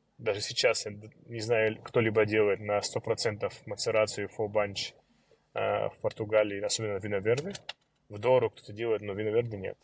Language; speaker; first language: Russian; early bilingual, other home language; Georgian